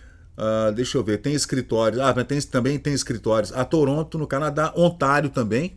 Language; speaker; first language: Portuguese; native; Portuguese